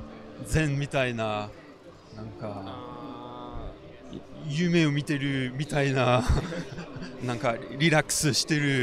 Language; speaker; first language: Japanese; non-native, fluent; French